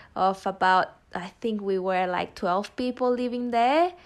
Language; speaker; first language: English; non-native, fluent; Spanish